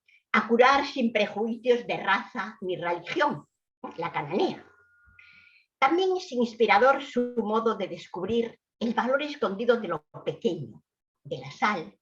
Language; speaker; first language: Spanish; native; Spanish